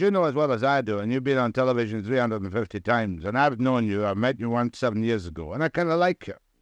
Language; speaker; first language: English; native; English